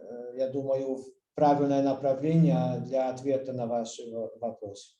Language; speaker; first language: Russian; non-native, fluent; Hungarian